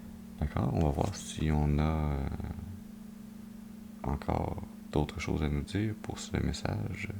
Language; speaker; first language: French; native; French